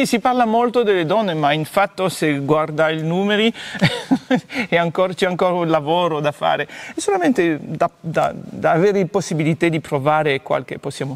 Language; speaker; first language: Italian; non-native, fluent; French